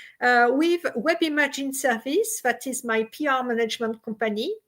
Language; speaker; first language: English; non-native, fluent; French